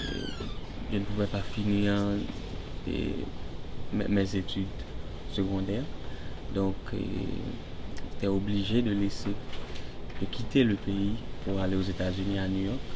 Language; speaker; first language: French; non-native, local second language; Haitian Creole